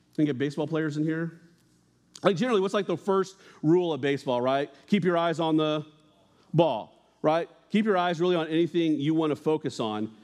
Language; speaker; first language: English; native; English